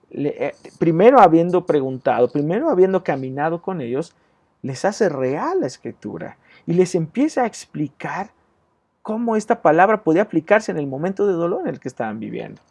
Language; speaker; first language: Spanish; native; Spanish